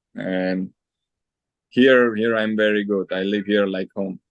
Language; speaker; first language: English; non-native, learner; Armenian